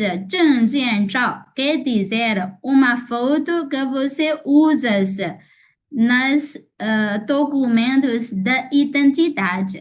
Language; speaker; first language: Portuguese; non-native, fluent; Chinese